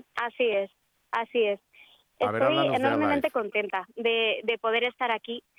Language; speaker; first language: Spanish; native; Spanish